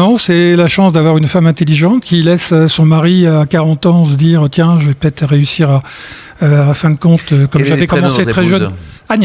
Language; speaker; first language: French; native; French